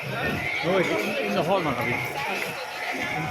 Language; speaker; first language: English; non-native, learner; German